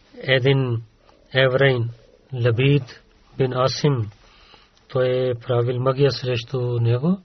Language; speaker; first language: Bulgarian; non-native, learner; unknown